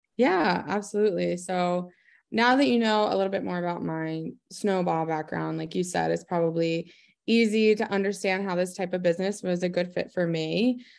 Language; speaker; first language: English; native; English